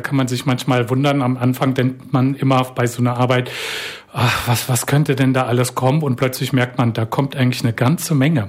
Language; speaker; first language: German; native; German